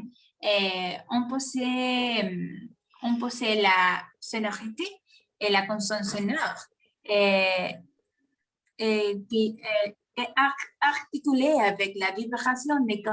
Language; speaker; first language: French; non-native, learner; Spanish